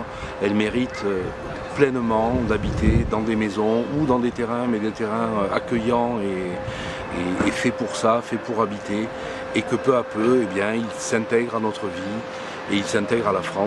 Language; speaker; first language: French; native; French